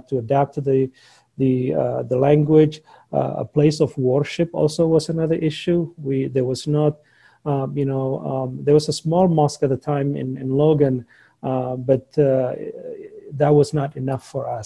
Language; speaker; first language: English; non-native, fluent; Somali